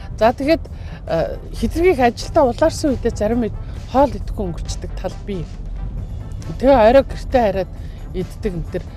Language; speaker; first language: Mongolian; native; Mongolian